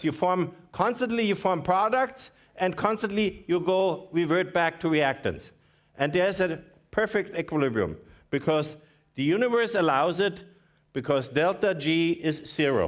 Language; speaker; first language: English; non-native, fluent; German